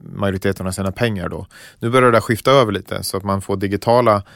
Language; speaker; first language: Swedish; native; Swedish